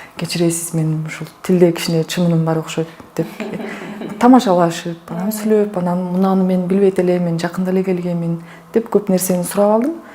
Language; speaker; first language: Kyrgyz; native; Kyrgyz